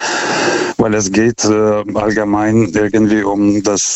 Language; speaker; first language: German; non-native, fluent; Lithuanian